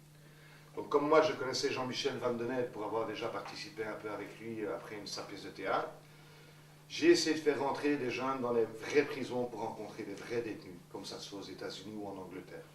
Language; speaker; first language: French; native; French